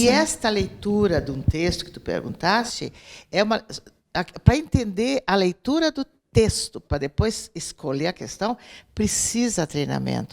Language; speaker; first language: Portuguese; native; Portuguese